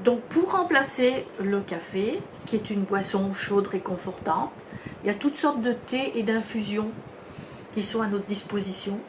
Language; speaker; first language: French; native; French